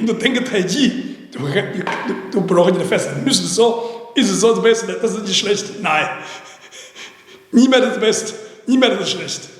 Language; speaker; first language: German; non-native, learner; Chinese